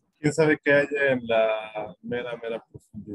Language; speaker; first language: Spanish; native; Spanish